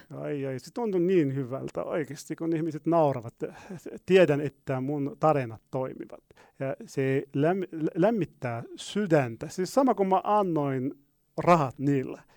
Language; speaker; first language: Finnish; non-native, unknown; Arabic